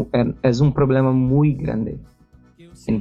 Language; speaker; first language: Spanish; non-native, learner; Portuguese